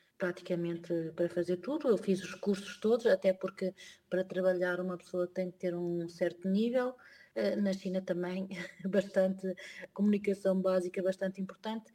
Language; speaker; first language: Portuguese; native; Portuguese